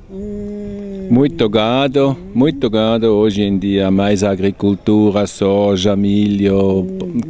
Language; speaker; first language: Portuguese; non-native, fluent; German